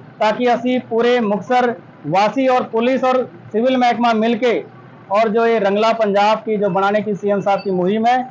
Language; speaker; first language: Hindi; non-native, local second language; Punjabi